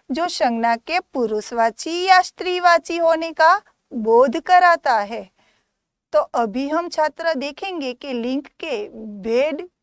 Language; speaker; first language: Hindi; non-native, local second language; Gujarati